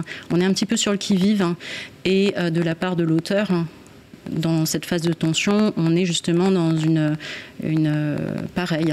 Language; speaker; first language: French; native; French